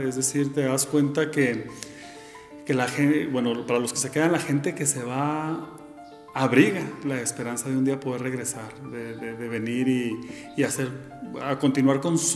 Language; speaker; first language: Spanish; native; Spanish